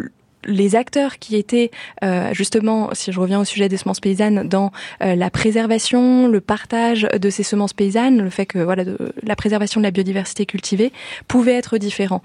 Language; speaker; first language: French; native; French